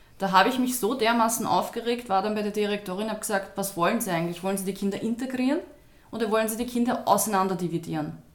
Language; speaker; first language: German; early bilingual, other home language; Turkish